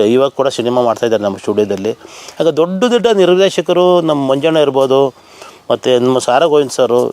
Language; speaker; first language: Kannada; native; Kannada